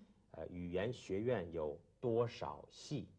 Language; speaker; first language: Chinese; non-native, learner; English